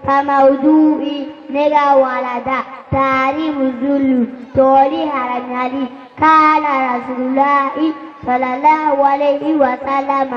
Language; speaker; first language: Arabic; non-native, learner; Bambara